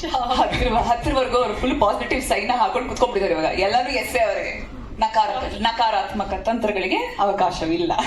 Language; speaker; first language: Kannada; native; Kannada